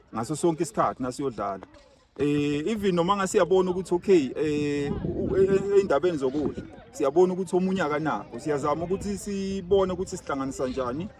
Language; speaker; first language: Zulu; native; Zulu